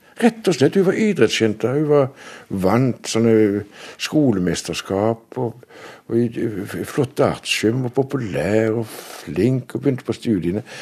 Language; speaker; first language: Norwegian; native; Norwegian